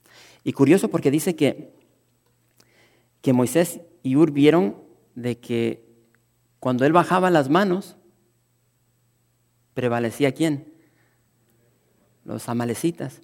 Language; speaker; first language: Spanish; native; Spanish